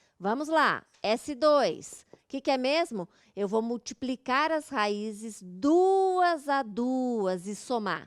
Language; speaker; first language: Portuguese; native; Portuguese